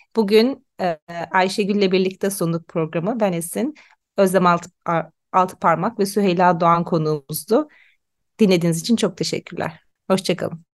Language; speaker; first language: Turkish; native; Turkish